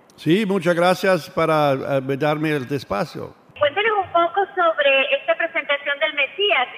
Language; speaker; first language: Spanish; non-native, learner; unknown